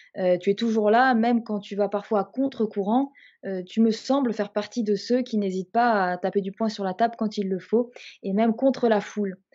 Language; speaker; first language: French; native; French